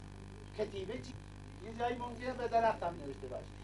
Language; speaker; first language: Persian; non-native, fluent; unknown